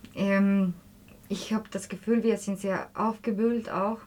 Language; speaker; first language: German; non-native, fluent; Spanish